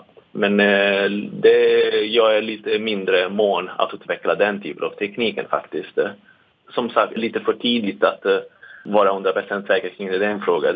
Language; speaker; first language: Swedish; non-native, fluent; Italian